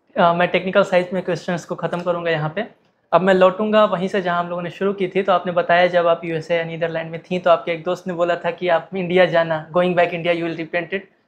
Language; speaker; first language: Hindi; native; Hindi